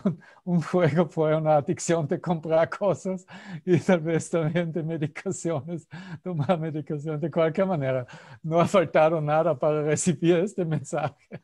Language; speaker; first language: Spanish; non-native, fluent; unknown